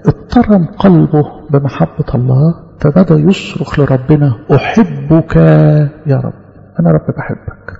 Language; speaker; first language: Arabic; native; Arabic